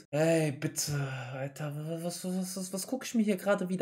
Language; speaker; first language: German; native; German